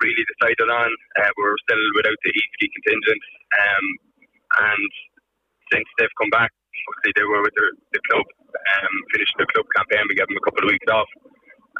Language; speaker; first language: English; native; English